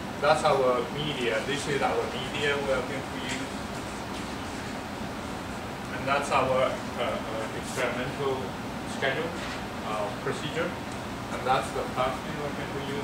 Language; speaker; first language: English; non-native, fluent; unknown